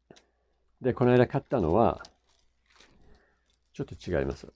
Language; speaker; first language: Japanese; non-native, fluent; English